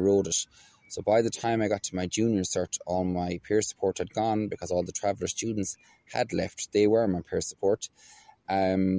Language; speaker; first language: English; native; English